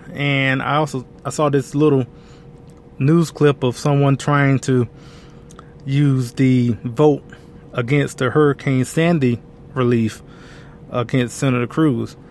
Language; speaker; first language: English; native; English